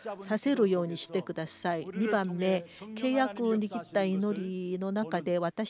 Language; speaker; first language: Japanese; non-native, fluent; Korean